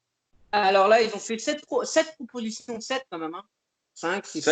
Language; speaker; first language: French; native; French